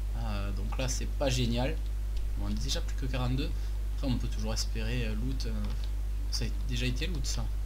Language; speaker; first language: French; native; French